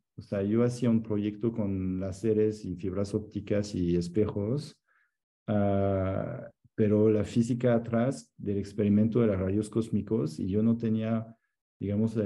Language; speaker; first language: Spanish; non-native, fluent; French